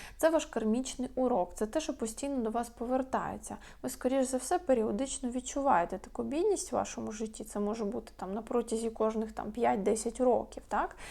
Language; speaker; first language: Ukrainian; non-native, local second language; Russian